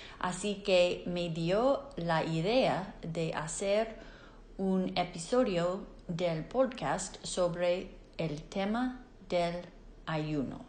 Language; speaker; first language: Spanish; non-native, fluent; English